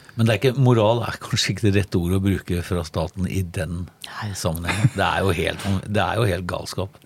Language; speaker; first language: Norwegian; native; Norwegian